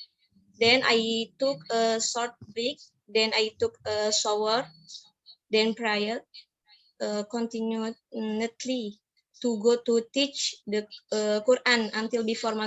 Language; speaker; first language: English; non-native, learner; Indonesian